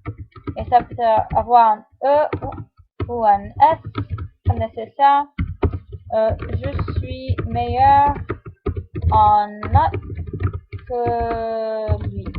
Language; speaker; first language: French; non-native, fluent; English